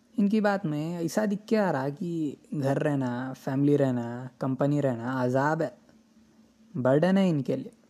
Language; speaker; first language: Urdu; native; Urdu